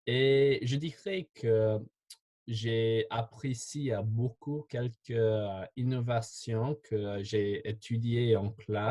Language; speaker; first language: French; non-native, fluent; English